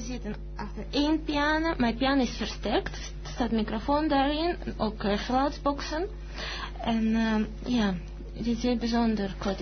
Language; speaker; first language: Dutch; non-native, fluent; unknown